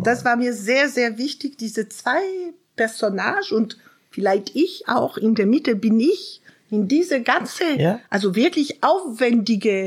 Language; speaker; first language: German; non-native, fluent; French